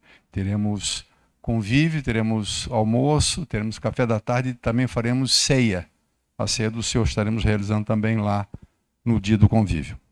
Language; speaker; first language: Portuguese; native; Portuguese